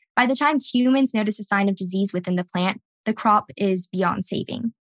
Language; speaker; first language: English; native; English